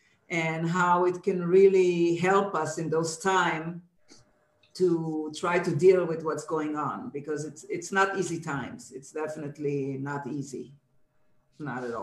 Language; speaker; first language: English; non-native, fluent; Hebrew